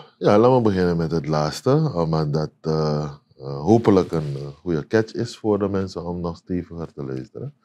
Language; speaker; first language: Dutch; native; Dutch